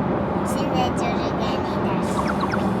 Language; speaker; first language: Chinese; early bilingual, heritage; Chinese